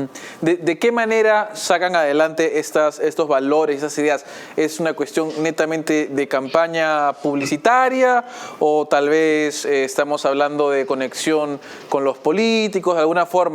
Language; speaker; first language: Spanish; native; Spanish